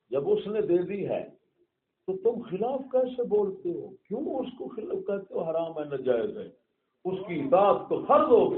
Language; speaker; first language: Urdu; non-native, local second language; Punjabi